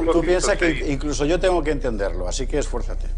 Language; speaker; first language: Spanish; native; Spanish